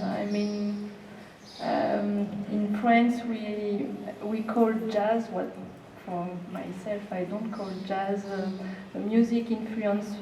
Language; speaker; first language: English; non-native, learner; French